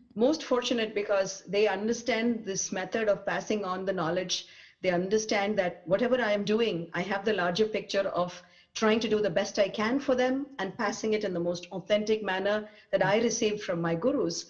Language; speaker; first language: English; non-native, local second language; Tamil